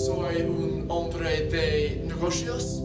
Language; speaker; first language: Spanish; non-native, learner; English